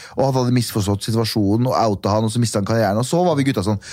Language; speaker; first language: Norwegian; early bilingual, other home language; Kurdish